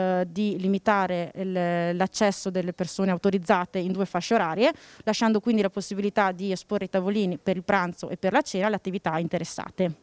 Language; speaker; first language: Italian; native; Italian